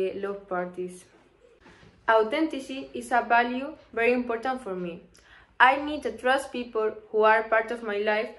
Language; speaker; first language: English; non-native, learner; Spanish